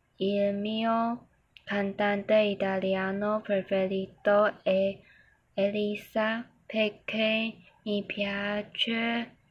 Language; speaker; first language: Italian; non-native, learner; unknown